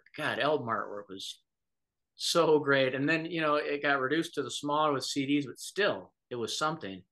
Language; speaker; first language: English; native; English